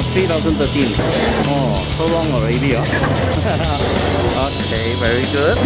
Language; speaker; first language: English; non-native, local second language; Chinese